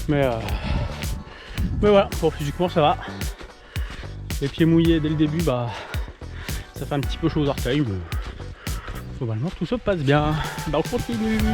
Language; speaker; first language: French; native; French